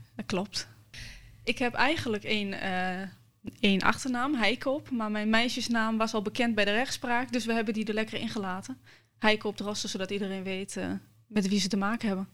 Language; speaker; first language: Dutch; native; Dutch